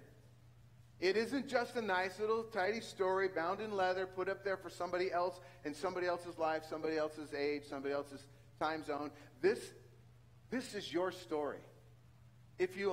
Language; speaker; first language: English; native; English